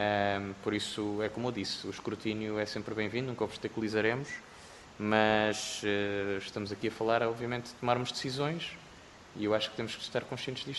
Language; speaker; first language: Portuguese; native; Portuguese